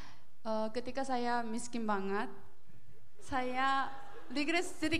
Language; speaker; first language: Indonesian; non-native, learner; Korean